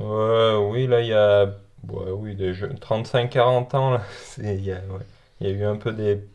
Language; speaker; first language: French; native; French